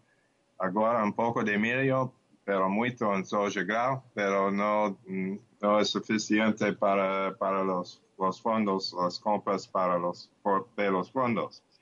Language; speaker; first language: Portuguese; non-native, learner; Spanish